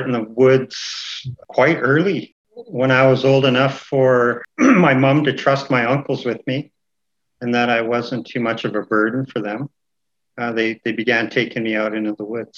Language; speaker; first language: English; native; English